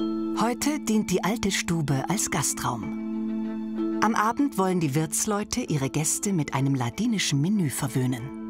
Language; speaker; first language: German; native; German